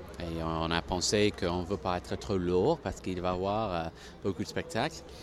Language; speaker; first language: French; non-native, fluent; English